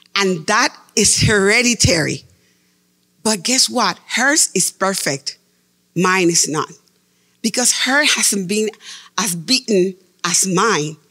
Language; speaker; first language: English; non-native, fluent; Spanish